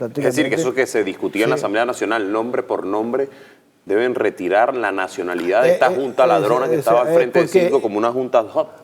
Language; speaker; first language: Spanish; native; Spanish